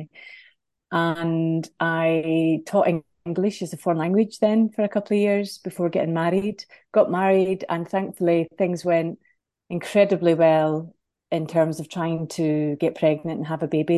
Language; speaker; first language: English; native; English